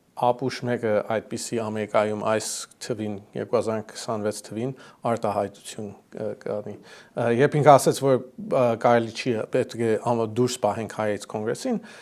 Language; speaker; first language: Armenian; early bilingual, heritage; Armenian